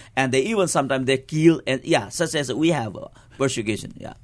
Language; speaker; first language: English; non-native, local second language; Nepali